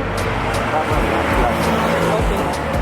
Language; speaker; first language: Spanish; native; Spanish